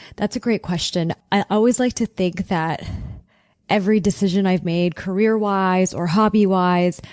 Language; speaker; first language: English; native; English